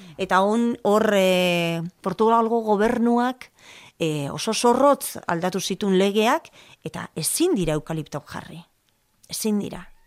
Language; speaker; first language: Basque; non-native, local second language; Spanish